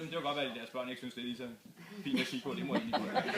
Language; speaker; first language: Danish; native; Danish